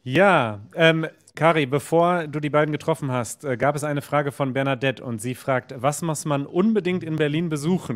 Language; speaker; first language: German; native; German